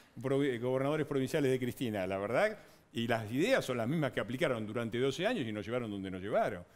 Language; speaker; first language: Spanish; native; Spanish